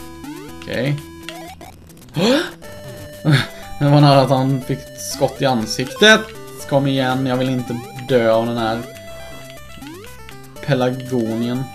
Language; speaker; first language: Swedish; native; Swedish